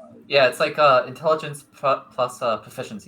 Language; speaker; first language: English; native; English